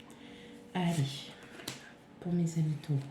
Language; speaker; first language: French; native; French